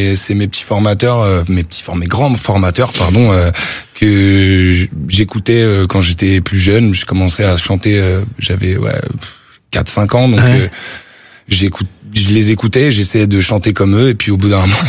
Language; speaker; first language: French; native; French